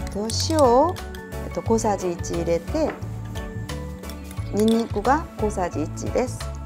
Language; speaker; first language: Japanese; non-native, fluent; Korean